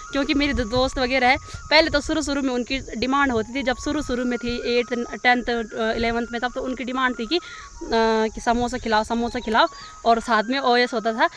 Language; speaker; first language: Hindi; non-native, local second language; Garhwali